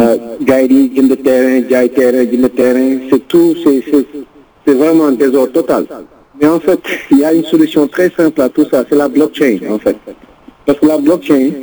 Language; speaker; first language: French; non-native, local second language; Wolof